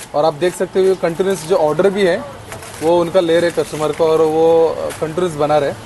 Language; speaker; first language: Hindi; non-native, local second language; Marathi